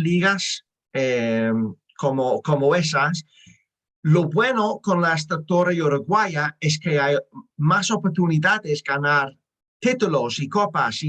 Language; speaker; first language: Spanish; non-native, learner; English